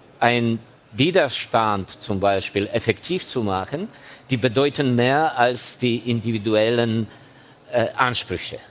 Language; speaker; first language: German; non-native, fluent; Ukrainian